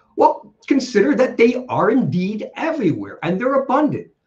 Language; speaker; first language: English; native; English